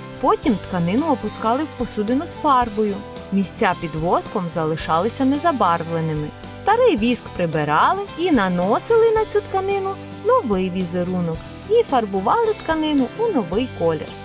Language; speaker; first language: Ukrainian; native; Ukrainian